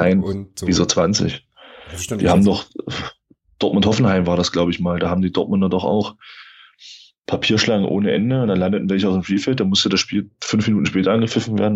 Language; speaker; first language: German; native; German